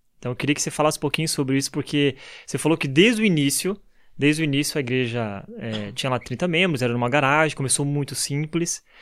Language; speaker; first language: Portuguese; native; Portuguese